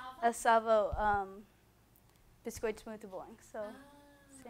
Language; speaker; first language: Portuguese; non-native, learner; English